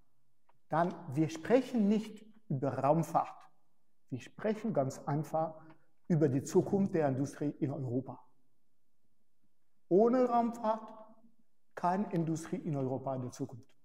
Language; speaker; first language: German; non-native, fluent; French